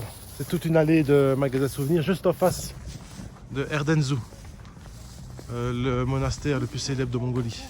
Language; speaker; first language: French; native; French